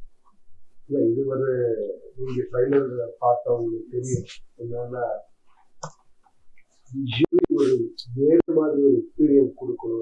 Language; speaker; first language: Tamil; non-native, learner; Kannada